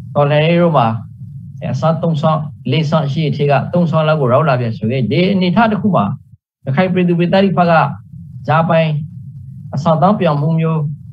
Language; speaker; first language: Burmese; native; Burmese